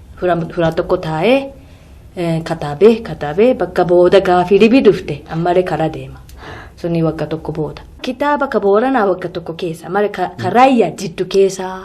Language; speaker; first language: Oromo; non-native, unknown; Japanese